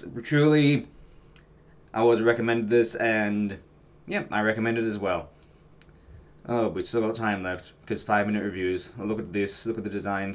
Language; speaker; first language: English; native; English